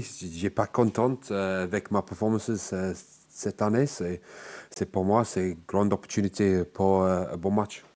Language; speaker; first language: French; non-native, learner; English